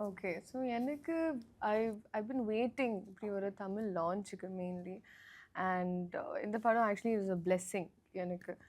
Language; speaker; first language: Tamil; non-native, learner; Telugu